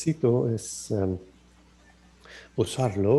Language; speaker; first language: Spanish; non-native, learner; English